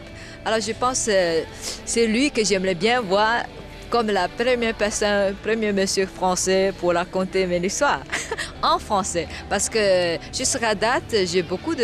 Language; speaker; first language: French; non-native, fluent; Chinese